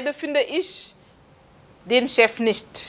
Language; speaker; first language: German; non-native, fluent; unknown